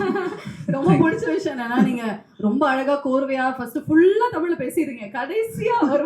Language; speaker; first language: Tamil; native; Tamil